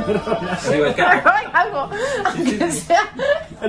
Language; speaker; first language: Spanish; native; Spanish